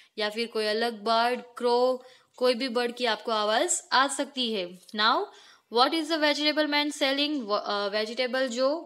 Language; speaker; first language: Hindi; non-native, local second language; Gujarati